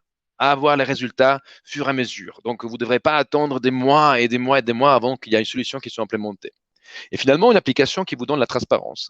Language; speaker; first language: French; native; French